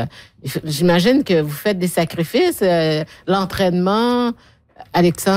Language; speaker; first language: French; native; French